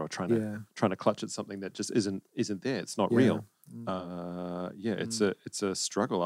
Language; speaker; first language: English; native; English